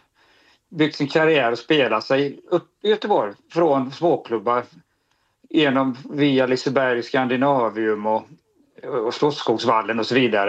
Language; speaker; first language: Swedish; native; Swedish